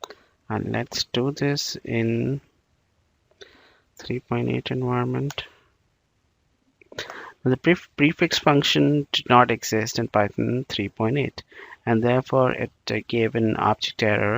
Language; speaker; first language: English; non-native, local second language; Bangla